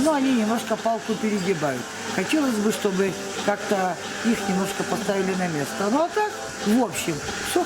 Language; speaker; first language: Russian; native; Russian